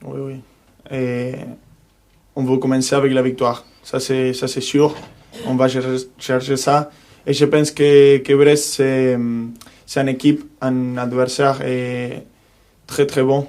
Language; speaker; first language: French; non-native, fluent; Spanish